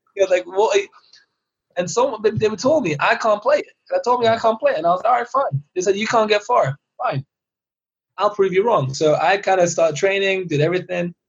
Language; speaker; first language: English; early bilingual, other home language; Persian